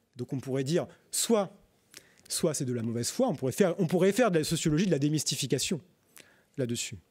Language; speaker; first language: French; native; French